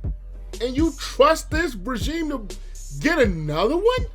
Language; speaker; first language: English; native; English